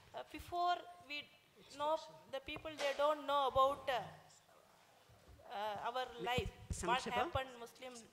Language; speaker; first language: English; non-native, local second language; Tamil